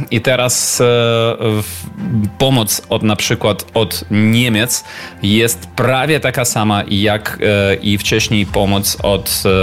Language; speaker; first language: Polish; non-native, learner; Ukrainian